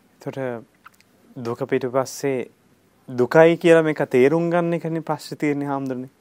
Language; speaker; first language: Sinhala; native; Sinhala